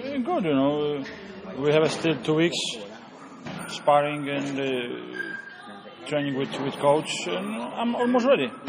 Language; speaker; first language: English; non-native, learner; Polish